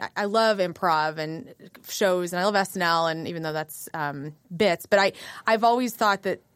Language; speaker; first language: English; native; English